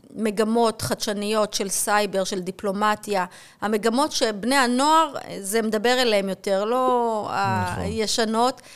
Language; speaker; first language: Hebrew; native; Hebrew